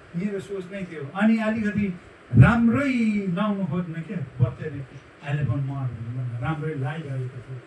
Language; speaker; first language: Nepali; non-native, local second language; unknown